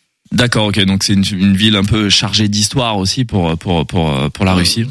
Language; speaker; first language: French; native; French